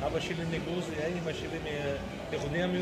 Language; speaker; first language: Hebrew; non-native, learner; Russian